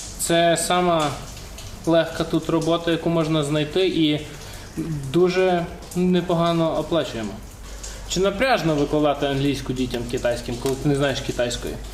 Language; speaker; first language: Ukrainian; native; Ukrainian